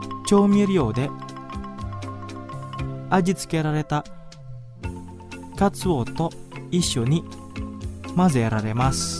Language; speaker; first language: Japanese; non-native, fluent; Indonesian